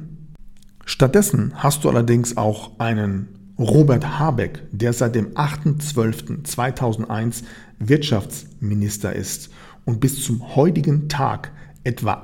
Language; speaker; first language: German; native; German